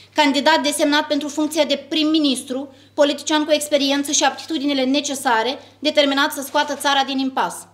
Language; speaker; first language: Romanian; native; Romanian